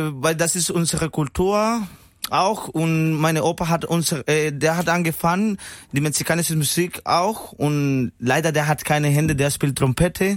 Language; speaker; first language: German; non-native, learner; Spanish